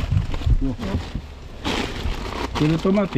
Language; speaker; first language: Spanish; early bilingual, other home language; Filipino